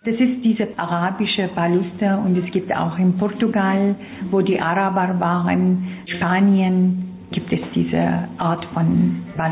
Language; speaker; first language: German; non-native, fluent; Arabic